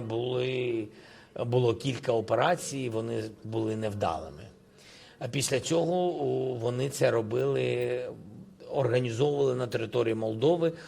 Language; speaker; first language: Ukrainian; non-native, local second language; Russian